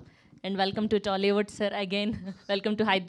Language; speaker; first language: Telugu; native; Telugu